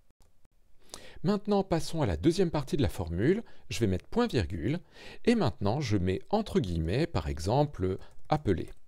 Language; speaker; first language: French; native; French